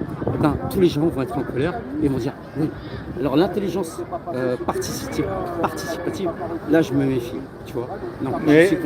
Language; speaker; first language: French; native; French